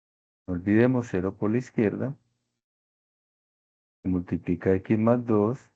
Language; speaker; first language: Spanish; native; Spanish